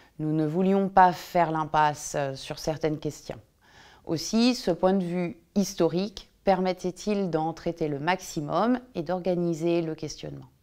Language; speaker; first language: French; native; French